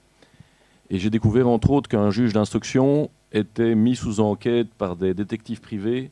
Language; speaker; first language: French; native; French